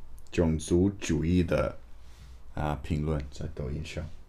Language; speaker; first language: Chinese; non-native, learner; English